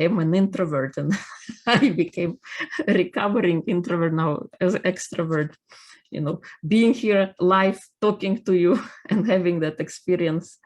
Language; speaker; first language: English; non-native, fluent; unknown